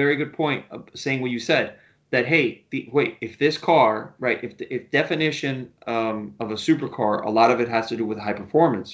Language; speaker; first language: English; native; English